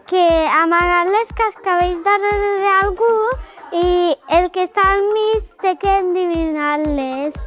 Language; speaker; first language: Catalan; non-native, local second language; Spanish